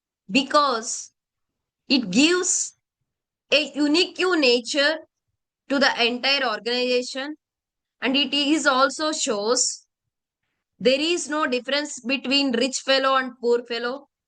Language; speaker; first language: English; non-native, local second language; Telugu